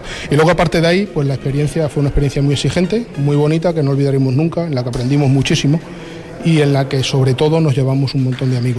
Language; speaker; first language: Spanish; native; Spanish